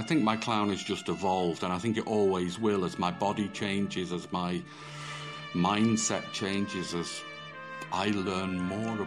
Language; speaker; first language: English; native; English